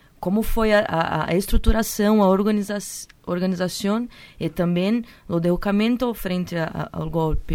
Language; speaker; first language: Spanish; non-native, learner; Portuguese